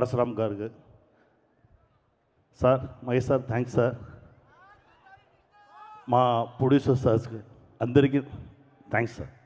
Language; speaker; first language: Telugu; non-native, learner; Tamil